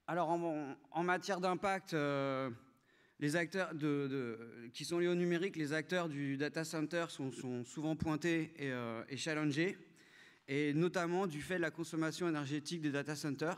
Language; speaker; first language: French; native; French